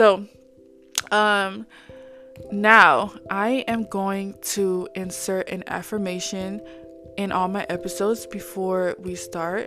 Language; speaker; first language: English; non-native, fluent; Samoan